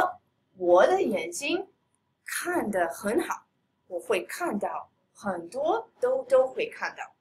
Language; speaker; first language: Chinese; non-native, fluent; English